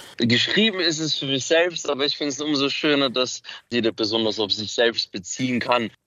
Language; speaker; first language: German; early bilingual, other home language; Macedonian